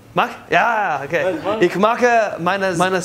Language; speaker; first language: German; non-native, learner; English